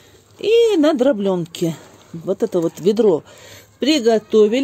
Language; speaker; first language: Russian; non-native, local second language; Ingush